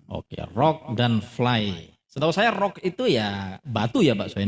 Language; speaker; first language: Indonesian; native; Indonesian